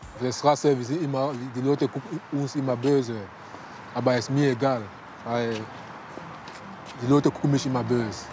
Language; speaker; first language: German; non-native, learner; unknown